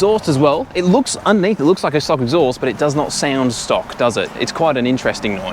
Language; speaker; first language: English; native; English